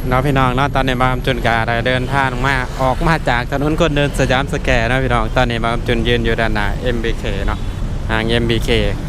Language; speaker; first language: Thai; native; Thai